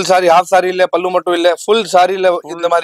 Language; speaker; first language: Tamil; non-native, local second language; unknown